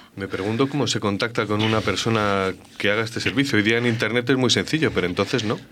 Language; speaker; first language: Spanish; native; Spanish